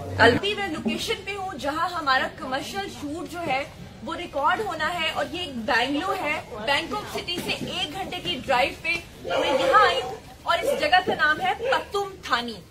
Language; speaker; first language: Urdu; non-native, local second language; Punjabi